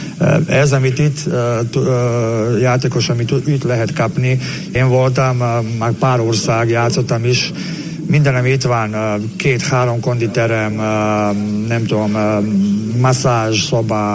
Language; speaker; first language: Hungarian; non-native, learner; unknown